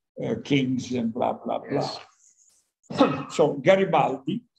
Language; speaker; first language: English; non-native, fluent; Italian